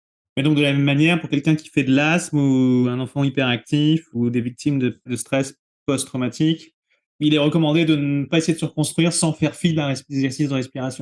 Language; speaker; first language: French; native; French